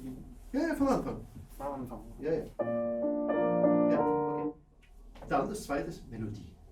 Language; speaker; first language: German; non-native, fluent; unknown